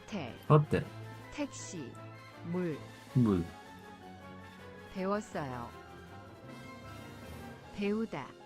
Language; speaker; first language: Korean; non-native, learner; English